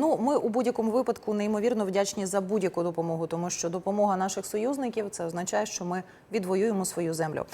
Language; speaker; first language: Ukrainian; native; Ukrainian